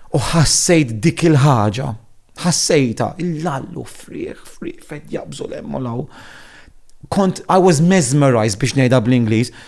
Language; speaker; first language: Maltese; non-native, fluent; Italian